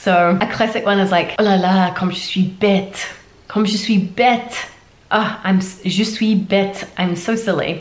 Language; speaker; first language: French; non-native, fluent; English